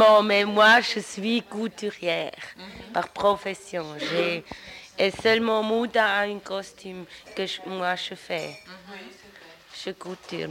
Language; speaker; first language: French; non-native, local second language; German